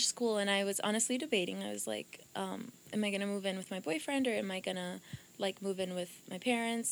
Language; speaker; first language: English; early bilingual, other home language; Portuguese